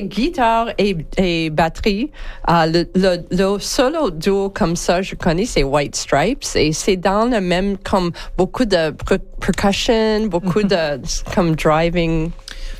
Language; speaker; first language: French; non-native, local second language; English